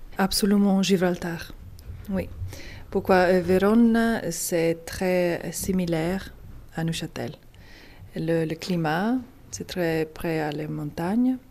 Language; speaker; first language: French; non-native, learner; Italian